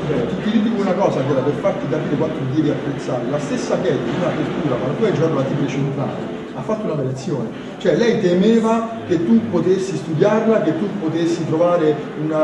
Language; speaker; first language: Italian; native; Italian